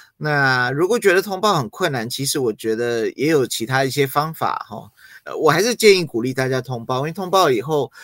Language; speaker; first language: Chinese; early bilingual, other home language; English